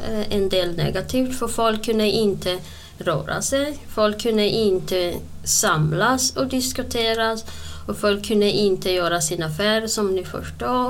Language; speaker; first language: Swedish; non-native, fluent; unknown